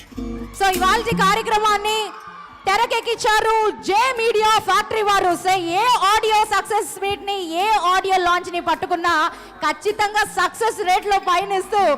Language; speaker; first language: Telugu; native; Telugu